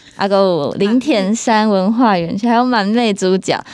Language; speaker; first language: Chinese; native; Chinese